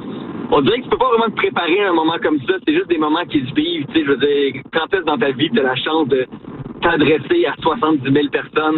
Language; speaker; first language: French; native; French